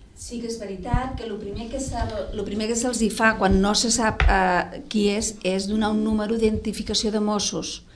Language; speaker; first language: Catalan; non-native, local second language; Spanish